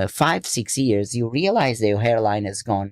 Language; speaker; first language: English; non-native, fluent; Portuguese